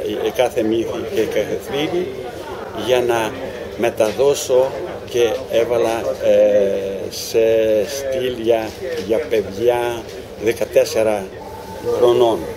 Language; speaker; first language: Greek; non-native, learner; Ukrainian